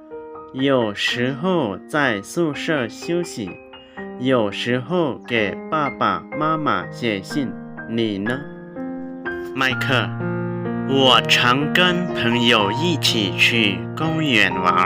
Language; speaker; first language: Chinese; non-native, fluent; Lao